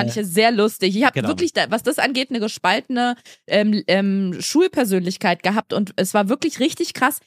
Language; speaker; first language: German; native; German